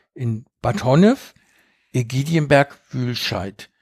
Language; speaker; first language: German; early bilingual, heritage; Spanish